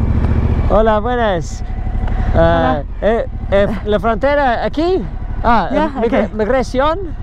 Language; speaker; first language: Spanish; non-native, learner; English